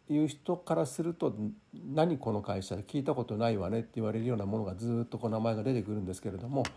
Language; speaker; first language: Japanese; native; Japanese